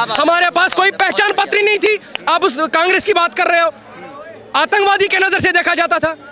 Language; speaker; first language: Hindi; native; Hindi